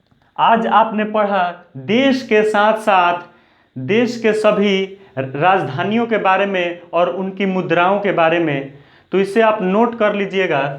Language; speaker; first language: Hindi; native; Hindi